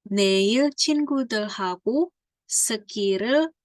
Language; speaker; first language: Korean; non-native, fluent; Indonesian